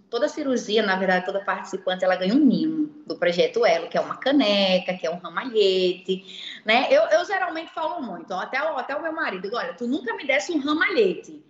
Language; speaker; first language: Portuguese; native; Portuguese